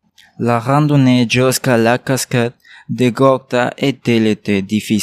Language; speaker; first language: French; non-native, learner; Spanish